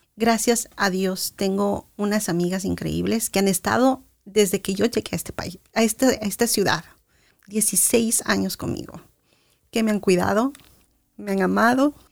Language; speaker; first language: Spanish; native; Spanish